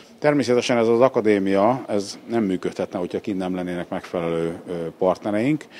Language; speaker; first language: Hungarian; native; Hungarian